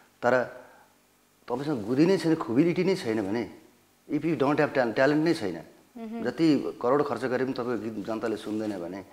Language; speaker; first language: Nepali; native; Nepali